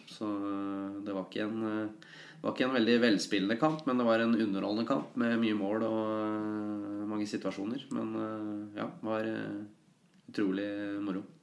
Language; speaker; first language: Norwegian; native; Norwegian